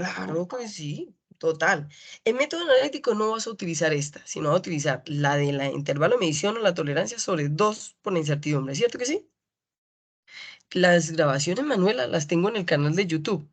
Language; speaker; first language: Spanish; native; Spanish